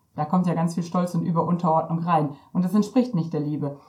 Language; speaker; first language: German; native; German